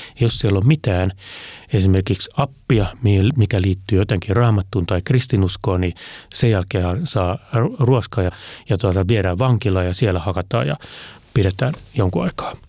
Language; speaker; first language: Finnish; native; Finnish